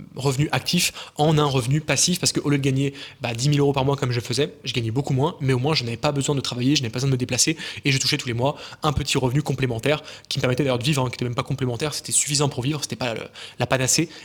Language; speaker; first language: French; native; French